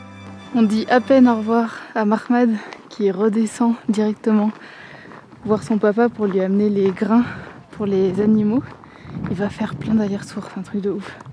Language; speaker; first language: French; native; French